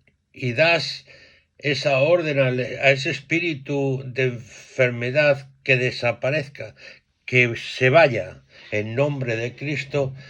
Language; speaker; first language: Spanish; native; Spanish